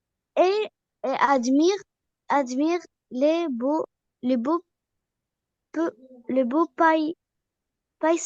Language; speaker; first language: French; non-native, learner; Arabic